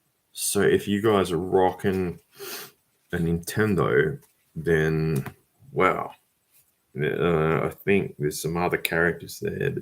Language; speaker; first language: English; native; English